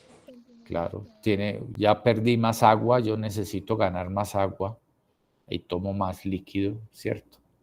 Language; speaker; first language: Spanish; native; Spanish